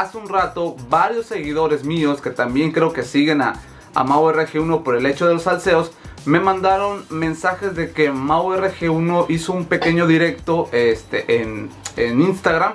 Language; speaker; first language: Spanish; native; Spanish